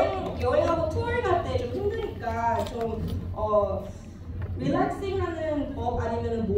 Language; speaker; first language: Korean; early bilingual, heritage; English